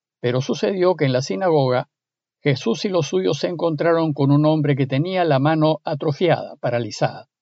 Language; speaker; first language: Spanish; native; Spanish